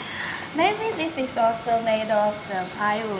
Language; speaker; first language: English; non-native, learner; Chinese